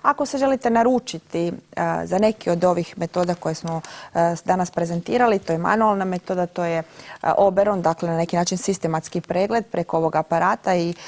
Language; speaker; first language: Croatian; native; Croatian